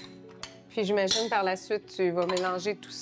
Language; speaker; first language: French; native; French